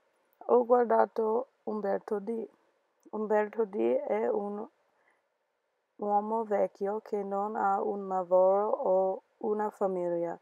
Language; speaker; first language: Italian; non-native, learner; English